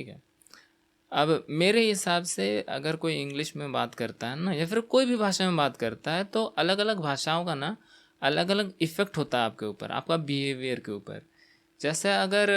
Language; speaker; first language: Hindi; non-native, local second language; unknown